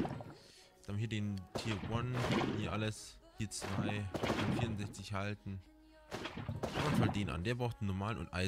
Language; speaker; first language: German; native; German